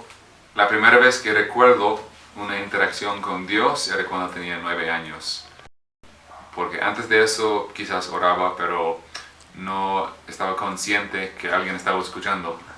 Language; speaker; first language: Spanish; non-native, fluent; English